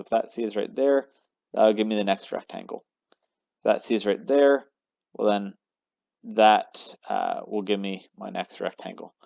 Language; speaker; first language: English; native; English